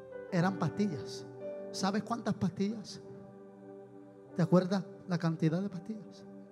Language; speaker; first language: Spanish; native; Spanish